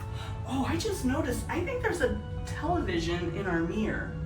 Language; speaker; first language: English; native; English